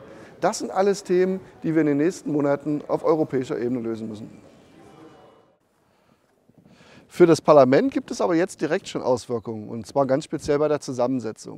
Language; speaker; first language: German; native; German